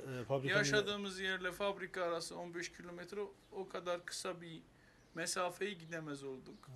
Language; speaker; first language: Turkish; non-native, fluent; Armenian